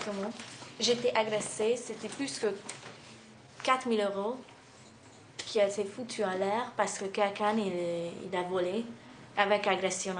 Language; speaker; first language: French; non-native, fluent; Russian